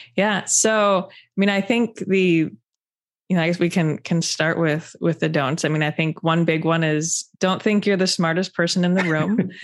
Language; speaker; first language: English; native; English